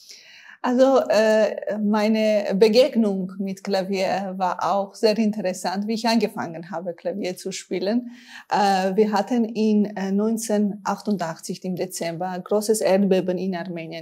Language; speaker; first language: German; non-native, fluent; Armenian